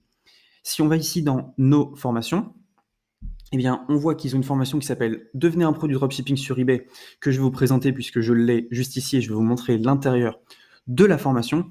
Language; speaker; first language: French; native; French